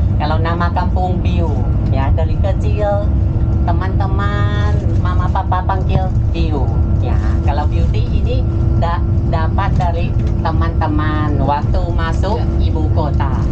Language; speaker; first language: Indonesian; non-native, fluent; Thai